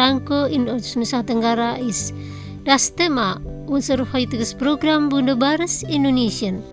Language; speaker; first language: German; non-native, fluent; Indonesian